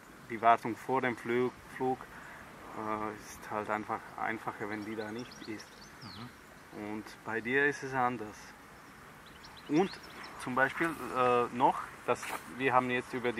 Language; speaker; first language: German; non-native, fluent; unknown